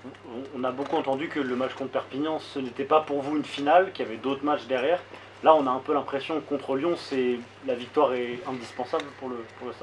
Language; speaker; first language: French; native; French